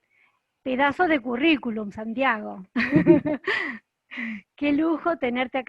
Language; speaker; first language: Spanish; native; Spanish